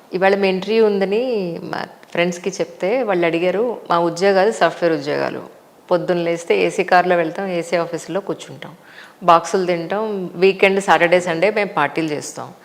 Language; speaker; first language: Telugu; native; Telugu